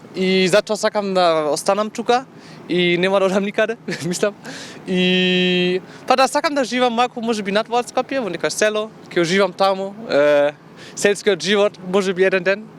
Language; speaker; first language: Macedonian; non-native, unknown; German